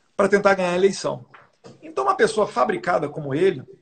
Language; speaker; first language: Portuguese; native; Portuguese